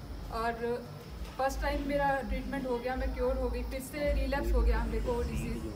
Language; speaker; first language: Hindi; native; Hindi